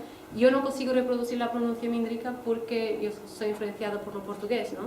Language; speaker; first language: Spanish; non-native, fluent; Portuguese